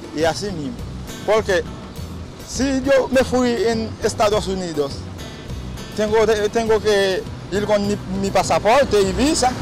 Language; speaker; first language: Spanish; non-native, learner; Haitian Creole